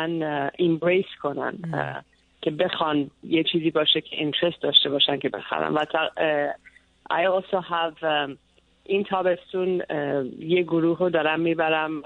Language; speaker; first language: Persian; early bilingual, heritage; Persian